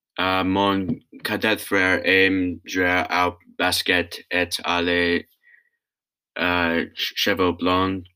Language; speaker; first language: French; non-native, learner; English